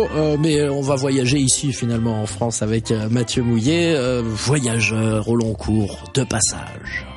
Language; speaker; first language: French; native; French